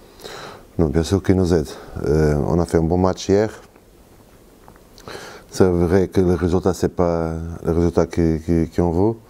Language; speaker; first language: French; non-native, fluent; Portuguese